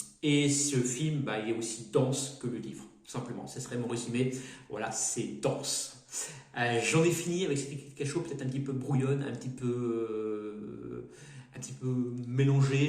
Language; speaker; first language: French; native; French